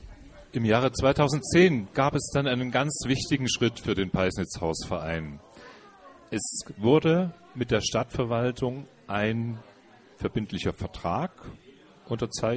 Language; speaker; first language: German; native; German